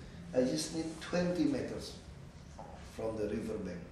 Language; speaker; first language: English; non-native, learner; Indonesian